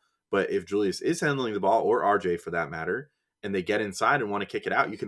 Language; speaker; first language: English; native; English